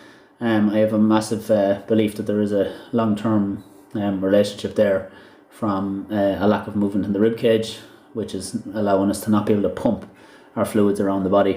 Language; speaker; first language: English; native; English